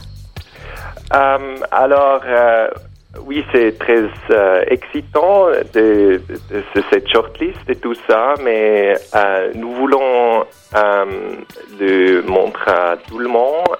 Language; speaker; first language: French; non-native, learner; German